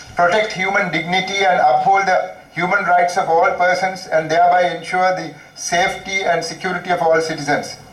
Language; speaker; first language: English; non-native, local second language; Tamil